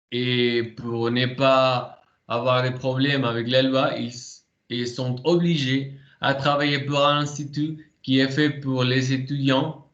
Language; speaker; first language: French; non-native, fluent; Spanish